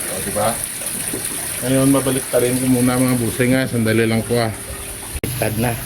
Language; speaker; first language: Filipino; non-native, local second language; Hiligaynon